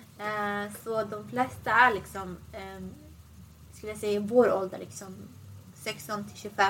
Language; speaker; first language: Swedish; early bilingual, other home language; Assyrian Neo-Aramaic